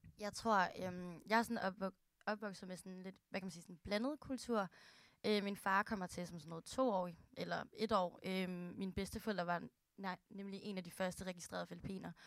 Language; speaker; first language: Danish; early bilingual, other home language; Filipino